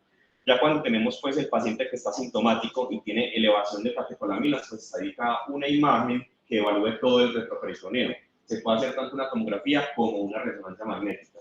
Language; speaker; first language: Spanish; native; Spanish